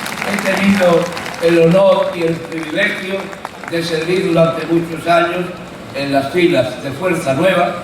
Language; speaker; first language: Spanish; native; Spanish